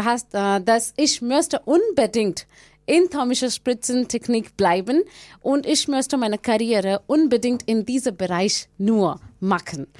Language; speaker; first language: German; non-native, learner; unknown